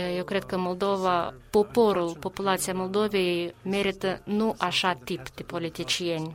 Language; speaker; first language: Romanian; non-native, fluent; Albanian